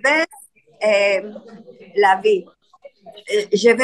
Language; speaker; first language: French; non-native, learner; Hebrew